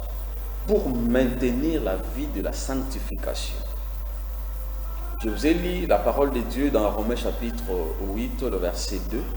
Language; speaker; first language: French; non-native, local second language; Lingala